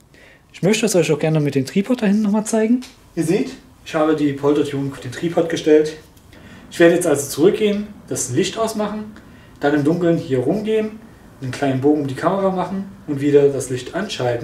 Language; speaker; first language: German; native; German